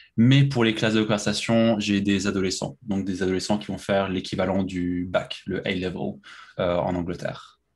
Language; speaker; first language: French; native; French